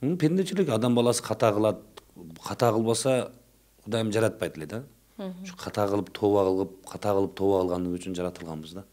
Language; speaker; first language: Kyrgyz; non-native, local second language; Uzbek